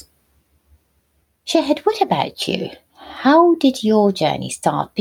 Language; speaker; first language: English; non-native, fluent; Arabic